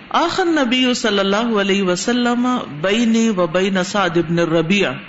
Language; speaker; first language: Urdu; non-native, local second language; Punjabi